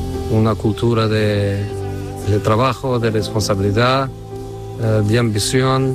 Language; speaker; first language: Spanish; non-native, fluent; Portuguese